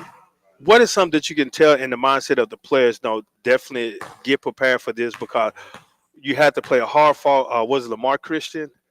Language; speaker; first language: English; native; English